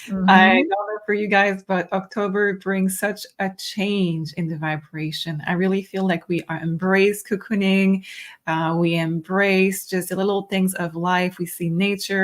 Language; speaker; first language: English; non-native, fluent; French